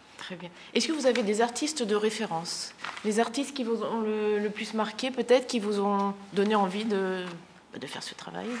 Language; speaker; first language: French; native; French